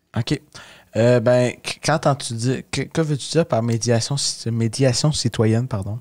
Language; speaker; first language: French; native; French